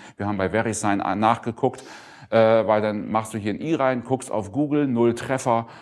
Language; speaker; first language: German; native; German